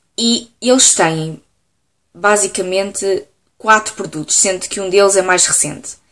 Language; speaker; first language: Portuguese; native; Portuguese